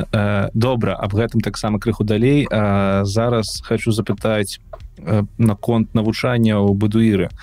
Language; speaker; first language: Belarusian; non-native, local second language; Russian